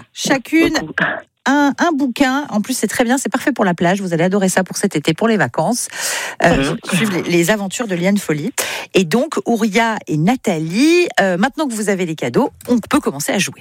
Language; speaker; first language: French; native; French